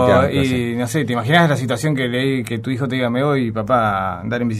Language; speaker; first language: Spanish; native; Spanish